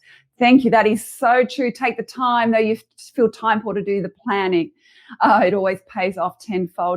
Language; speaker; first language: English; native; English